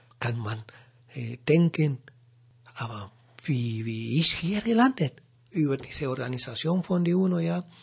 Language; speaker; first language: German; non-native, learner; Spanish